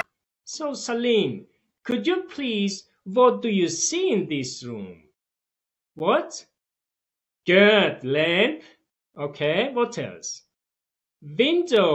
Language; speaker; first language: English; non-native, fluent; Tajik